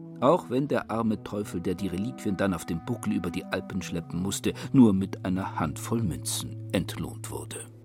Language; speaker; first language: German; native; German